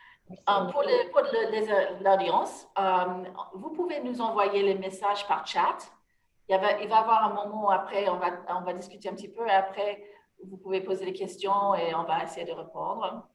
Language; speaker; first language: French; non-native, fluent; English